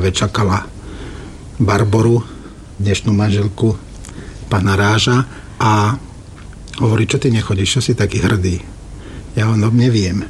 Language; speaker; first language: Slovak; native; Slovak